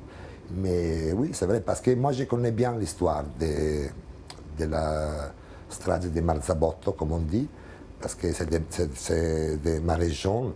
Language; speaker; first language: French; non-native, fluent; Italian